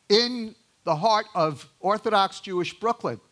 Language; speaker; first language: English; native; English